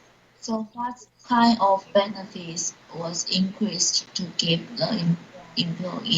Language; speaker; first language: English; non-native, learner; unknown